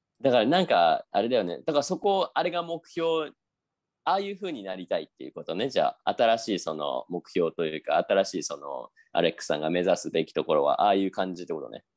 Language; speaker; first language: Japanese; native; Japanese